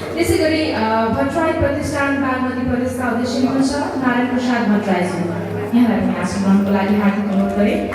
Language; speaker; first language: Nepali; native; Nepali